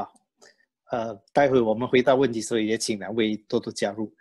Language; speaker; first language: Chinese; native; Chinese